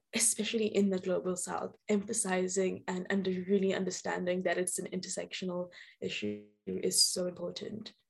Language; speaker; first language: English; native; English